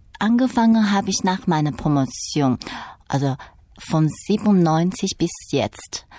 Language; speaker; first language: German; non-native, fluent; Chinese